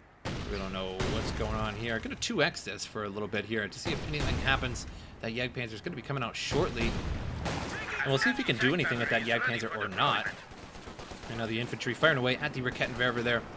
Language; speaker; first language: English; native; English